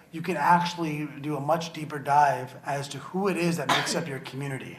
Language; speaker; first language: English; native; English